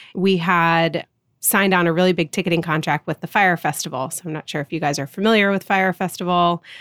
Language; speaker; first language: English; native; English